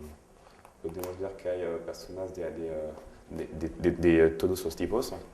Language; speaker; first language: Spanish; non-native, learner; French